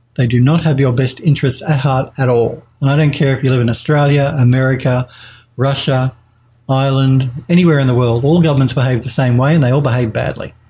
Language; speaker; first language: English; native; English